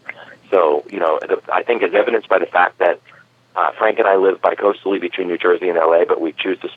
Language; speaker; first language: English; native; English